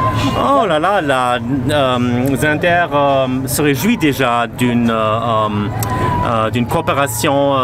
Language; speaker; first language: French; non-native, fluent; German